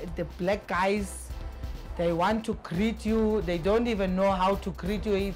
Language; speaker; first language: English; non-native, local second language; Afrikaans